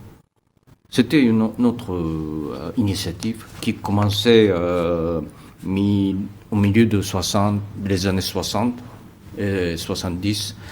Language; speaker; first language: French; non-native, fluent; Japanese